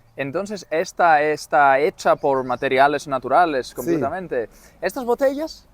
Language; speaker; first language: Spanish; non-native, fluent; Greek